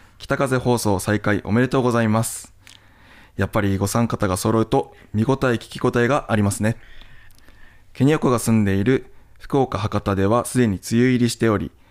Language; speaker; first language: Japanese; native; Japanese